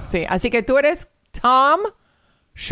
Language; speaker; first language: Spanish; early bilingual, heritage; English